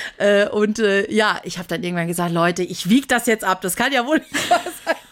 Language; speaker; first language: German; early bilingual, other home language; Turkish